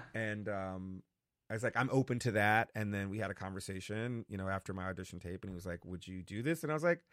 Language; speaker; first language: English; native; English